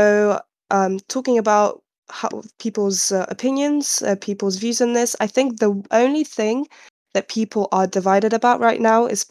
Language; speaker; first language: English; non-native, fluent; Ukrainian